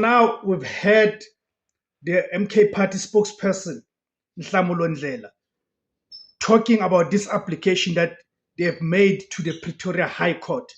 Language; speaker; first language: English; non-native, local second language; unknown